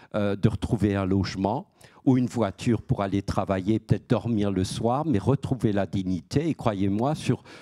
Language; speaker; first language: French; native; French